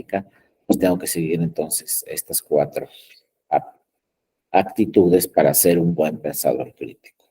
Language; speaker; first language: Spanish; native; Spanish